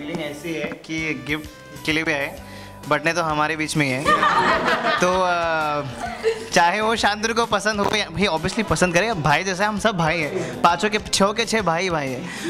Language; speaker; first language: Hindi; native; Hindi